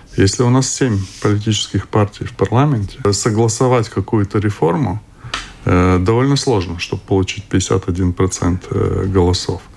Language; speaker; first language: Russian; non-native, local second language; Latvian